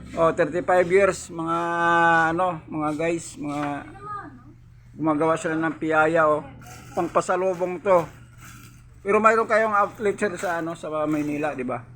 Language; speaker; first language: Filipino; non-native, local second language; Hiligaynon